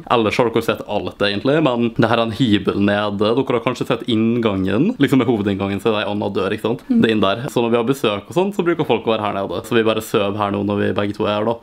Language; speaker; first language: Norwegian; native; Norwegian